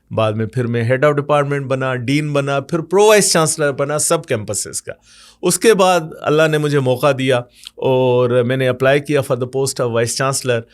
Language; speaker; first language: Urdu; non-native, local second language; Sindhi